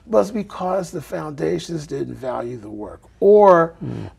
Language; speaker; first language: English; native; English